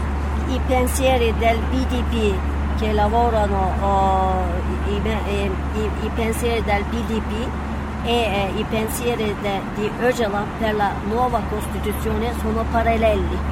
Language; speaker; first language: Italian; non-native, fluent; Turkish